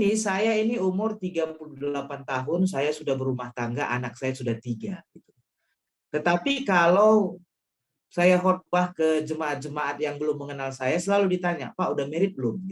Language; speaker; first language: Indonesian; non-native, local second language; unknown